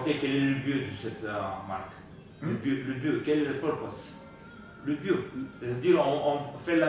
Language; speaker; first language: French; non-native, learner; Bulgarian